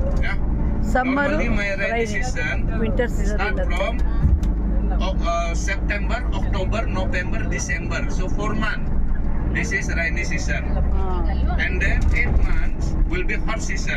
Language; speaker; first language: English; non-native, learner; Balinese